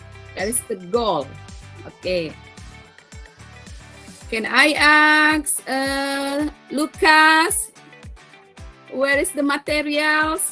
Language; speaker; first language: English; non-native, learner; Indonesian